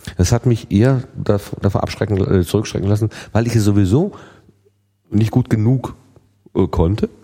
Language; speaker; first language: German; native; German